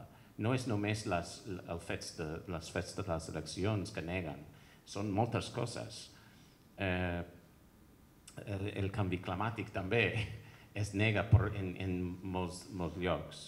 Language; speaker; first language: Catalan; non-native, fluent; English